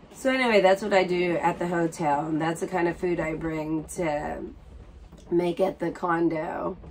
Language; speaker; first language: English; native; English